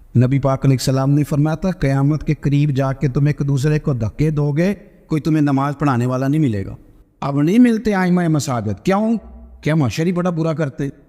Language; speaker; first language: Urdu; non-native, local second language; Punjabi